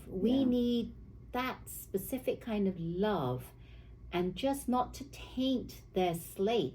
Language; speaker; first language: English; native; English